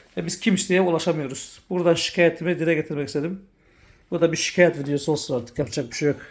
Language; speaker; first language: Turkish; early bilingual, heritage; Turkish